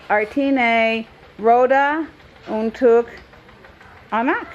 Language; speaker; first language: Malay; non-native, learner; English